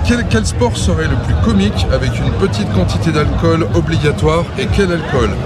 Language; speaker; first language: French; native; French